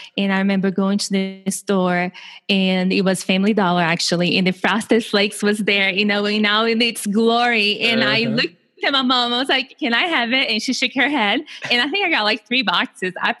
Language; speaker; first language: English; non-native, fluent; Portuguese